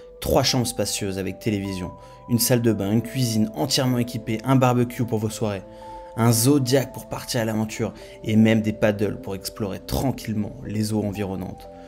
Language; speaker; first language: French; native; French